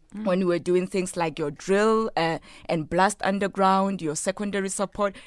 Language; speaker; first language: English; non-native, local second language; Tswana